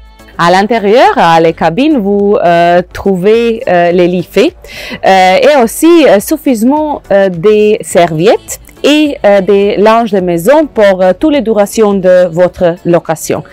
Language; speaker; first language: French; non-native, learner; Croatian